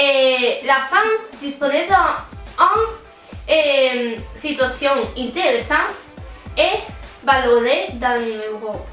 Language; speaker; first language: French; non-native, learner; Spanish